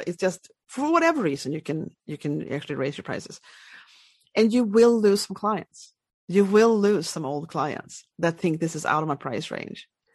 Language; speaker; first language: English; non-native, fluent; Swedish